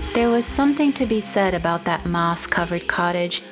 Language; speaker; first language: English; non-native, fluent; Portuguese